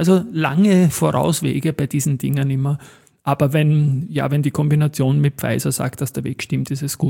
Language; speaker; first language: German; native; German